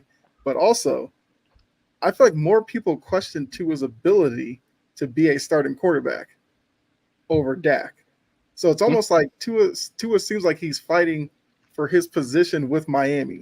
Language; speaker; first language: English; native; English